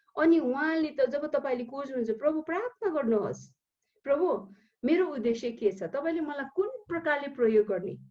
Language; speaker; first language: Nepali; early bilingual, heritage; Nepali